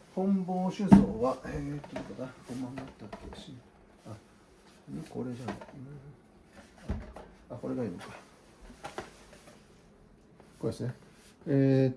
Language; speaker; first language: Japanese; native; Japanese